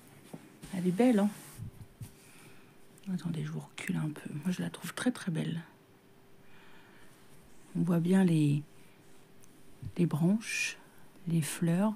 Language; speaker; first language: French; native; French